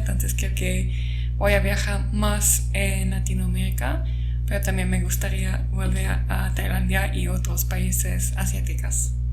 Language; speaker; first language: Spanish; non-native, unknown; German